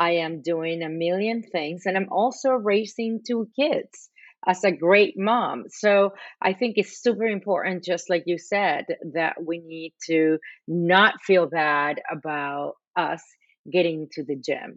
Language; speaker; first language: English; non-native, fluent; Spanish